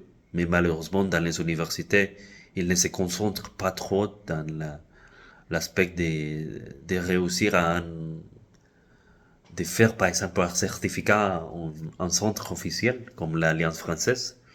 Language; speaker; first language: French; non-native, fluent; Spanish